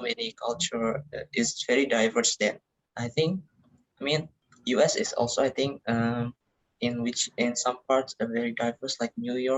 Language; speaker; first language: English; non-native, learner; Indonesian